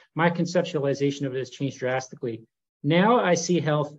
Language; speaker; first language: English; native; English